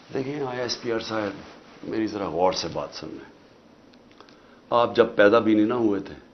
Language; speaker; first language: Urdu; native; Urdu